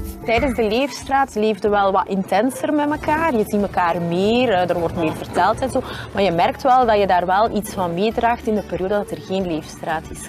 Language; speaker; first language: Dutch; native; Dutch